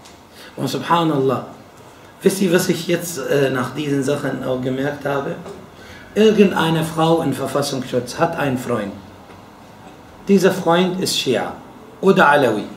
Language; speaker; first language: German; non-native, fluent; Arabic